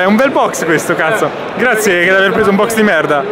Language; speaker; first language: Italian; native; Italian